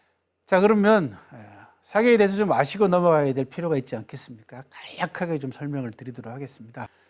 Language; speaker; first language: Korean; native; Korean